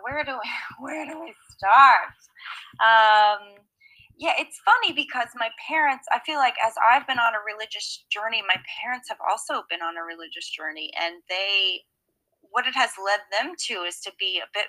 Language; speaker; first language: English; native; English